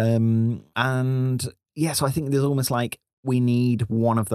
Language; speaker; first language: English; native; English